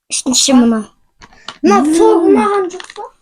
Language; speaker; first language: Mongolian; non-native, local second language; Kazakh